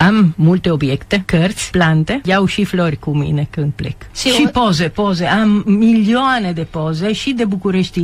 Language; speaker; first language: Romanian; non-native, fluent; Italian